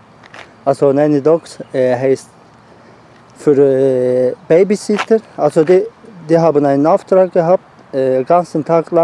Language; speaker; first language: German; non-native, learner; Turkish